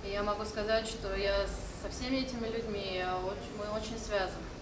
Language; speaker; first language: Russian; native; Russian